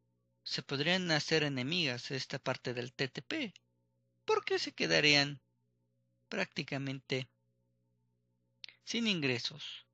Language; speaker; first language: Spanish; native; Spanish